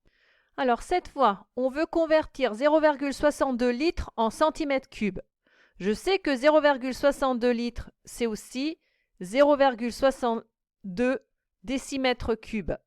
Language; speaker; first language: French; native; French